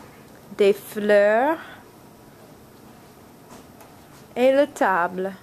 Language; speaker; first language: French; non-native, learner; English